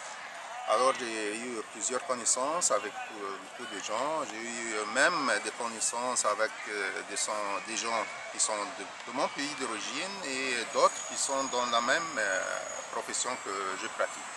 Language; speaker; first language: French; non-native, learner; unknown